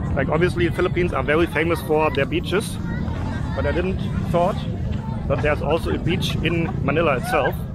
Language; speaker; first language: English; non-native, fluent; German